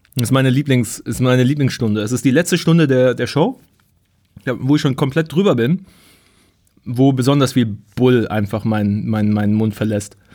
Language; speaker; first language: German; native; German